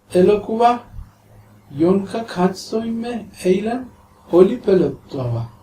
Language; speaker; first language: Finnish; non-native, learner; Persian